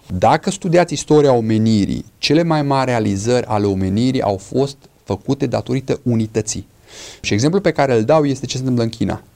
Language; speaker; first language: Romanian; non-native, fluent; English